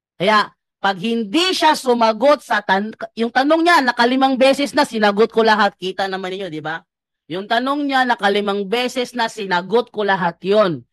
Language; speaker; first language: Filipino; native; Filipino